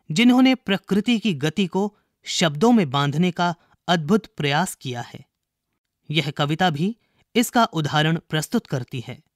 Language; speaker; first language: Hindi; native; Hindi